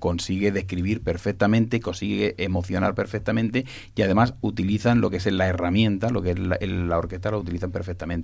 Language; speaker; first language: Spanish; native; Spanish